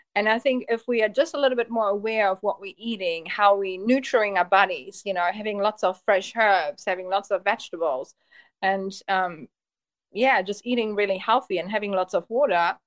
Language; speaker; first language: English; early bilingual, heritage; Polish